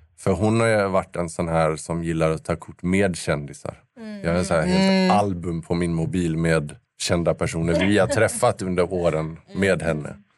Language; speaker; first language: Swedish; native; Swedish